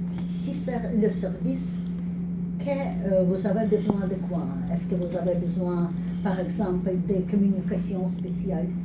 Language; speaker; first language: French; non-native, learner; English